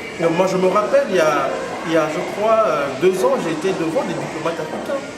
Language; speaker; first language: French; non-native, local second language; Lingala